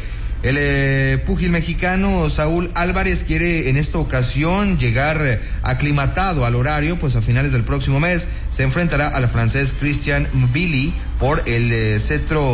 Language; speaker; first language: Spanish; native; Spanish